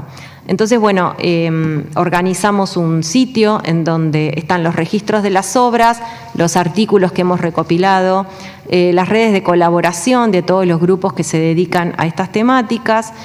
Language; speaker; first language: Spanish; native; Spanish